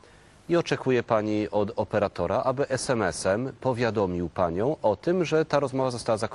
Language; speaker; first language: Polish; native; Polish